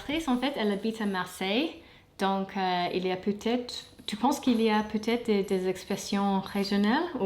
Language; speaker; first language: French; non-native, fluent; English